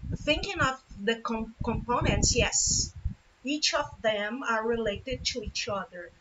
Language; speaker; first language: English; non-native, fluent; Portuguese